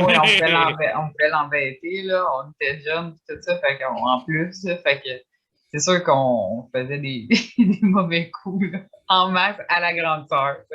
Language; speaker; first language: French; native; French